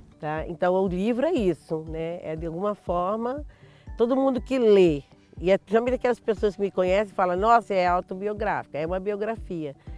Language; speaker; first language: Portuguese; native; Portuguese